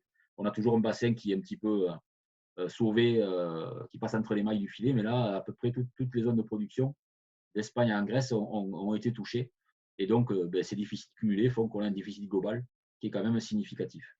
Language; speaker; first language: French; native; French